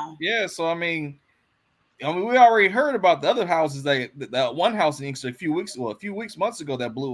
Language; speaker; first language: English; native; English